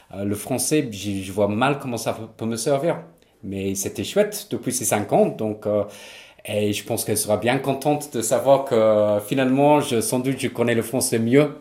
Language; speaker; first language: French; non-native, fluent; English